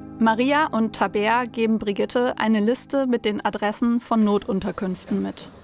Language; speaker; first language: German; native; German